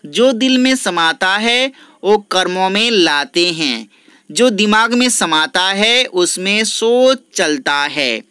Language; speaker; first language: Hindi; non-native, local second language; Bangla